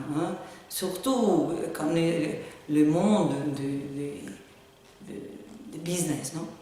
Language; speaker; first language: French; non-native, learner; Spanish